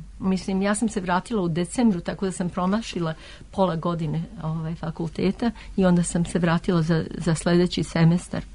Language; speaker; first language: Serbian; early bilingual, heritage; Serbian